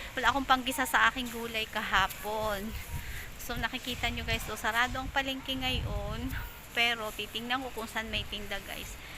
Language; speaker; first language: Filipino; native; Filipino